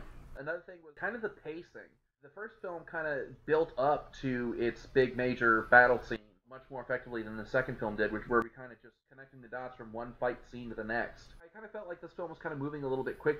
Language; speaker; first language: English; native; English